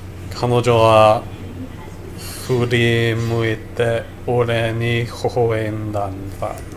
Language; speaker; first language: Japanese; non-native, learner; English